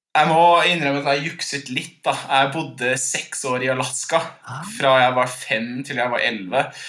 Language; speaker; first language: Norwegian; non-native, fluent; English